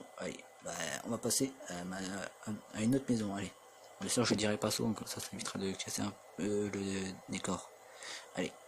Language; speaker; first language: French; native; French